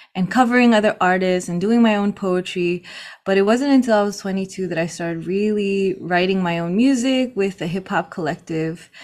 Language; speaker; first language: English; early bilingual, other home language; Filipino